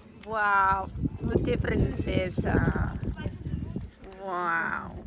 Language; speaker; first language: Russian; non-native, fluent; Mongolian